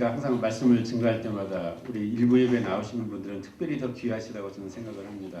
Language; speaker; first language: Korean; native; Korean